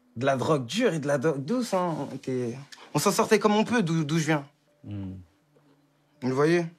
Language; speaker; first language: French; native; French